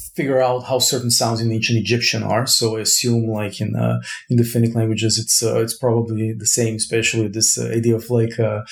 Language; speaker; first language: English; non-native, fluent; Portuguese